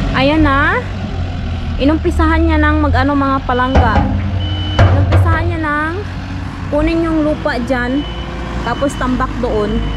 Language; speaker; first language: Filipino; non-native, local second language; Hiligaynon